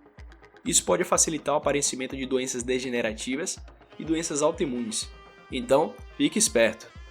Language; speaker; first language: Portuguese; native; Portuguese